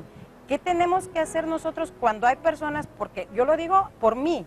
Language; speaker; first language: Spanish; native; Spanish